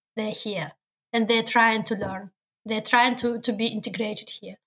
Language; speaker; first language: English; non-native, learner; Russian